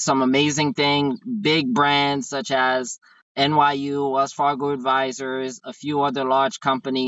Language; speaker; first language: English; non-native, fluent; Haitian Creole